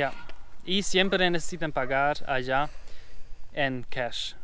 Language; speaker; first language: Spanish; non-native, learner; German